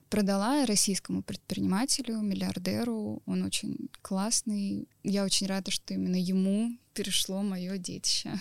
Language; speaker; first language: Russian; native; Russian